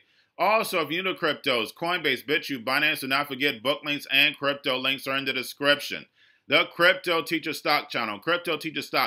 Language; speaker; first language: English; native; English